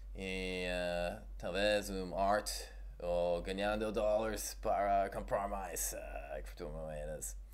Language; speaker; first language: Spanish; non-native, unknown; English